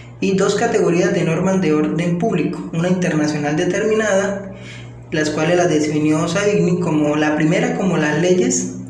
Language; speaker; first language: Spanish; native; Spanish